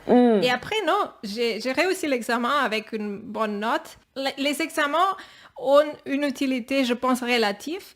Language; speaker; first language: French; non-native, fluent; Catalan